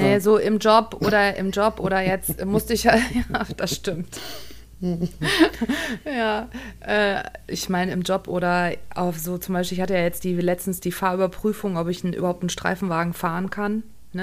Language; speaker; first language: German; native; German